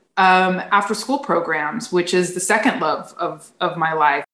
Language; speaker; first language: English; native; English